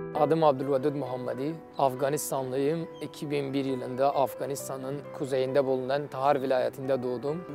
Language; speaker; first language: Turkish; non-native, fluent; Persian